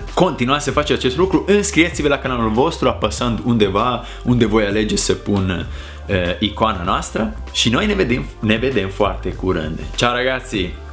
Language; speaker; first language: Romanian; non-native, fluent; Italian